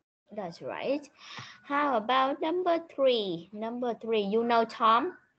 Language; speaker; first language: English; non-native, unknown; Vietnamese